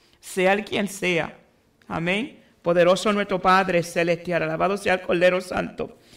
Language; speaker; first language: Spanish; early bilingual, heritage; Spanish